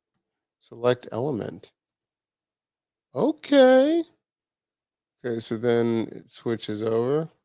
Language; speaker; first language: English; native; English